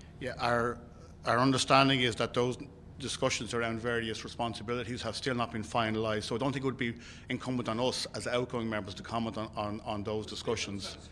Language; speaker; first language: English; native; English